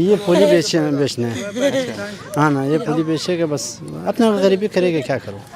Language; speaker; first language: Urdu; non-native, local second language; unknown